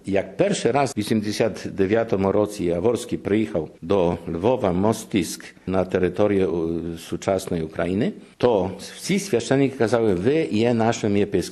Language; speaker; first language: Ukrainian; non-native, fluent; Polish